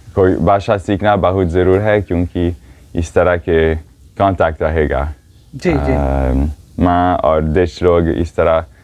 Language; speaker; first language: Hindi; non-native, fluent; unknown